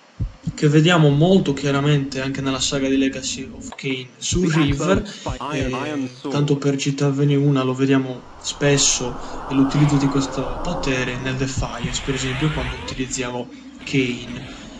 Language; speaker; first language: Italian; native; Italian